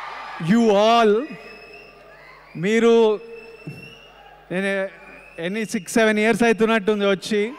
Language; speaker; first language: Telugu; native; Telugu